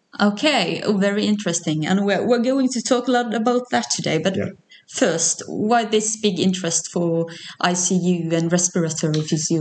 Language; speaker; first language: English; non-native, fluent; Norwegian